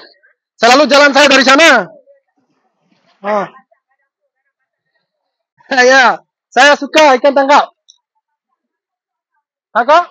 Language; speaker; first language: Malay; non-native, learner; Bangla